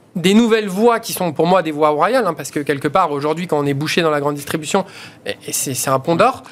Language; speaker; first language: French; native; French